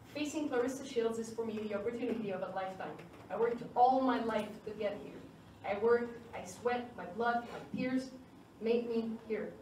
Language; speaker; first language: English; non-native, fluent; French